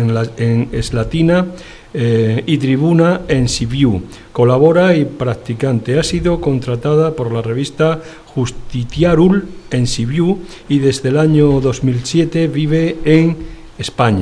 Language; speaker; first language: Spanish; native; Spanish